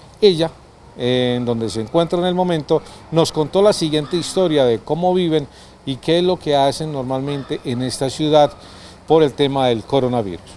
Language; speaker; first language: Spanish; native; Spanish